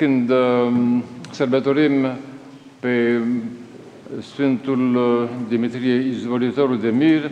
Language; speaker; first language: Romanian; non-native, learner; French